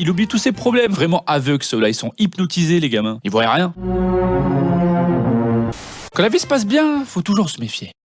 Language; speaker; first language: French; native; French